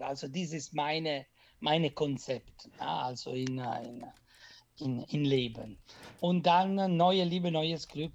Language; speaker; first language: German; non-native, fluent; Italian